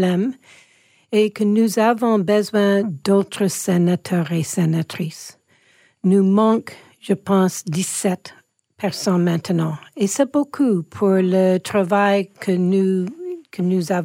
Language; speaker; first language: French; non-native, local second language; English